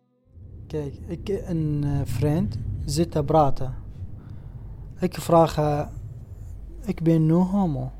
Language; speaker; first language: Dutch; non-native, learner; Arabic